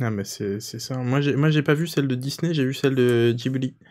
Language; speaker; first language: French; native; French